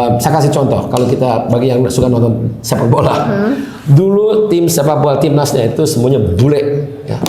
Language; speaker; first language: Indonesian; early bilingual, heritage; German